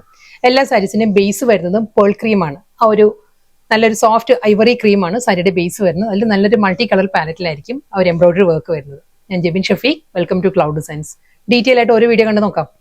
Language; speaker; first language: Malayalam; native; Malayalam